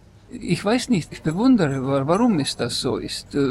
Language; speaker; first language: German; non-native, fluent; Estonian